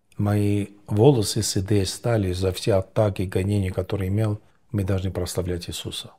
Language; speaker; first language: Russian; non-native, local second language; Georgian